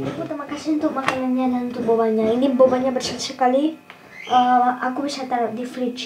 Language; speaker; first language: Indonesian; early bilingual, heritage; Spanish